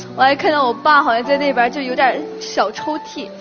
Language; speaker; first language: Chinese; native; Chinese